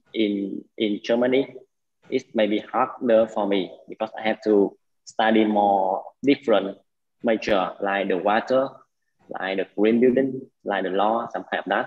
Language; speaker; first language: English; non-native, learner; Vietnamese